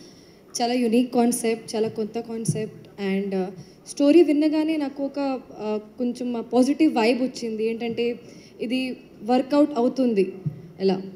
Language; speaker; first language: Telugu; non-native, learner; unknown